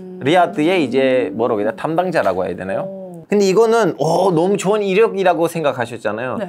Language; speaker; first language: Korean; non-native, fluent; Turkish